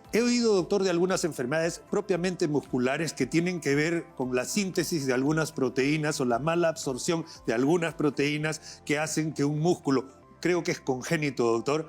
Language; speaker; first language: Spanish; native; Spanish